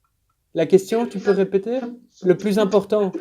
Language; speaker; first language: French; native; French